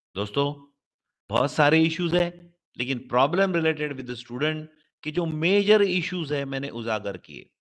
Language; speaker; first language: Hindi; non-native, local second language; Marathi